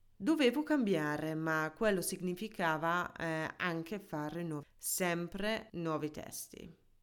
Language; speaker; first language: Italian; non-native, fluent; German